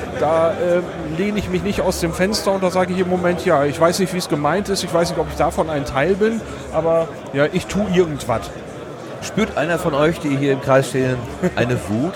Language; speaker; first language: German; native; German